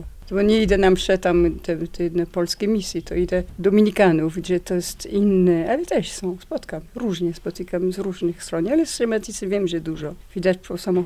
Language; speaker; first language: Polish; non-native, learner; French